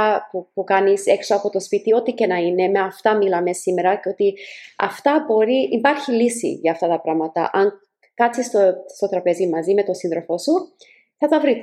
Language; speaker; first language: Greek; early bilingual, heritage; Greek